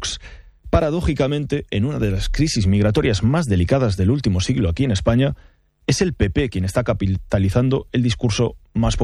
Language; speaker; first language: Spanish; native; Spanish